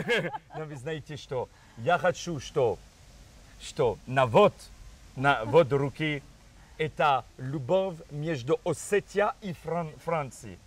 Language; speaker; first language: Russian; non-native, learner; French